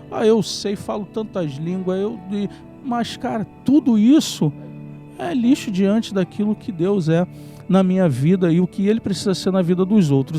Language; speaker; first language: Portuguese; native; Portuguese